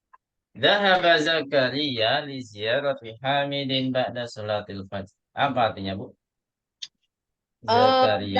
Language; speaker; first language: Arabic; non-native, learner; Indonesian